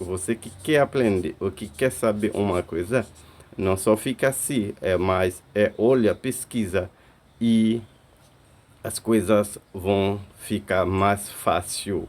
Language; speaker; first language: Portuguese; non-native, fluent; Haitian Creole